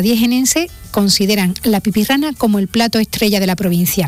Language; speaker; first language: Spanish; native; Spanish